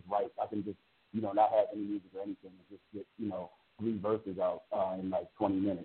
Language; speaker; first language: English; native; English